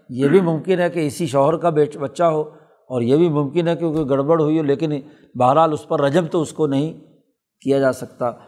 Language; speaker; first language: Urdu; non-native, local second language; Punjabi